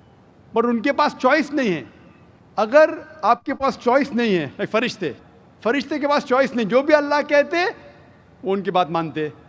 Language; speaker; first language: Hindi; native; Hindi